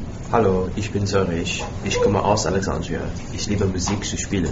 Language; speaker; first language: German; non-native, learner; English